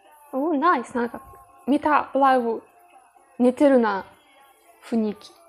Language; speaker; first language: Japanese; non-native, learner; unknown